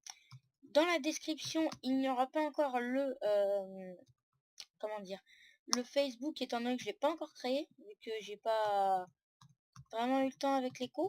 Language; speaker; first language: French; native; French